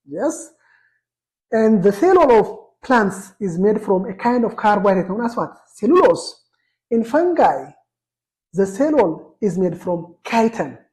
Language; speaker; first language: English; non-native, local second language; Amharic